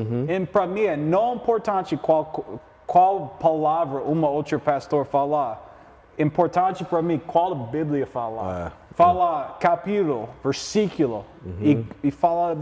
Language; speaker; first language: Portuguese; non-native, learner; English